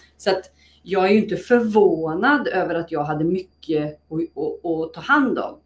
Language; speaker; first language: Swedish; native; Swedish